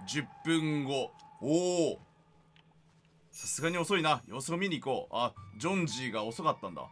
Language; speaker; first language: Japanese; native; Japanese